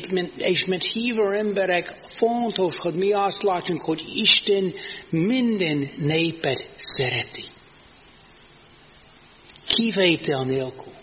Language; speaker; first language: Hungarian; non-native, fluent; English